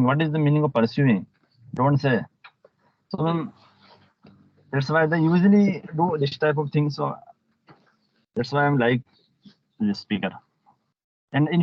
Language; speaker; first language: English; non-native, local second language; Hindi